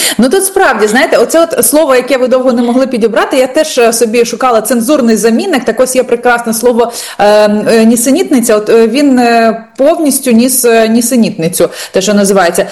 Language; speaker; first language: Ukrainian; native; Ukrainian